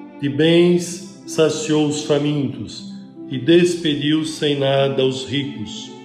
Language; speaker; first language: Portuguese; native; Portuguese